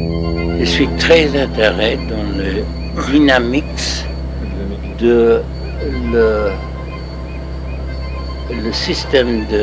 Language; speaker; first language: French; non-native, learner; English